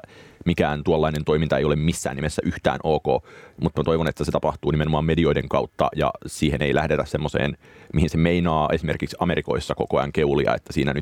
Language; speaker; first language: Finnish; native; Finnish